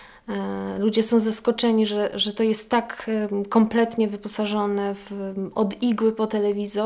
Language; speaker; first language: Polish; native; Polish